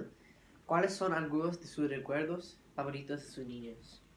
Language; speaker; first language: Spanish; early bilingual, heritage; English